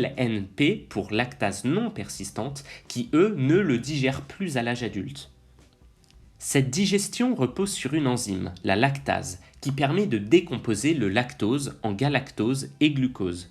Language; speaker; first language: French; native; French